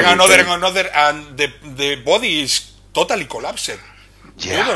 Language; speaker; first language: English; non-native, learner; Spanish